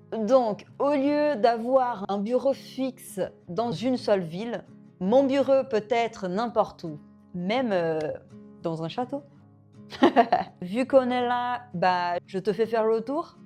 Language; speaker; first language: French; non-native, fluent; Portuguese